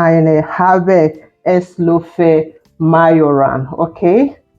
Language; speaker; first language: German; non-native, fluent; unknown